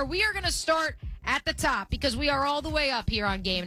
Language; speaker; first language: English; native; English